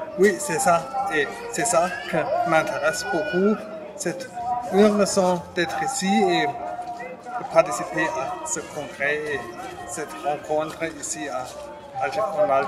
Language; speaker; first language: French; non-native, fluent; German